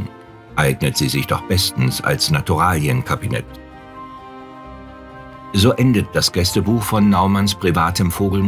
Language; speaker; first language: German; native; German